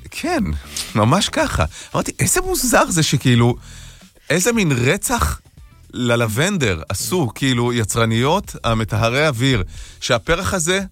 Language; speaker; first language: Hebrew; native; Hebrew